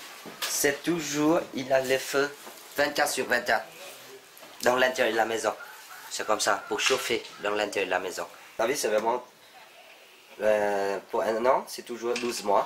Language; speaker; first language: French; non-native, learner; Vietnamese